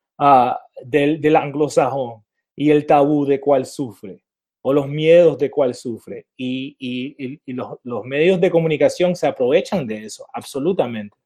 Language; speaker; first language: Spanish; early bilingual, heritage; Spanish